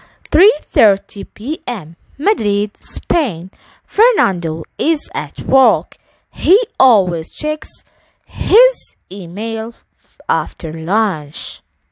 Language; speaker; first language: English; non-native, fluent; Arabic